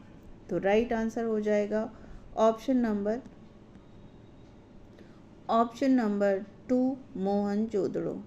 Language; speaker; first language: Hindi; native; Hindi